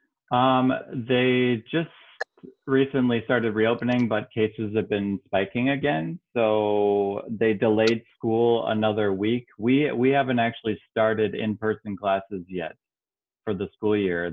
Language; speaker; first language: English; native; English